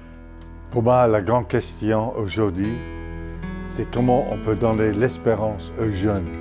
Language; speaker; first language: French; non-native, fluent; English